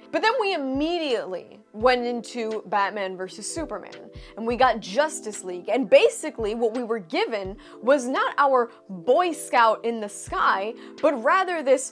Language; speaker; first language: English; native; English